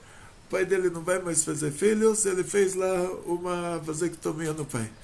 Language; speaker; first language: Portuguese; native; Portuguese